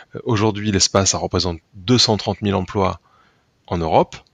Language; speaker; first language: French; native; French